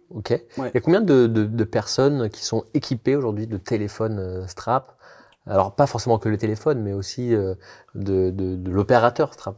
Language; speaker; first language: French; native; French